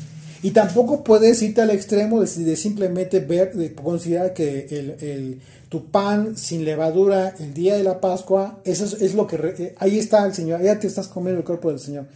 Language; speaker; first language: Spanish; native; Spanish